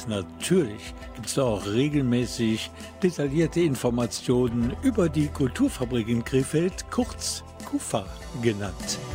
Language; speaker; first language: German; native; German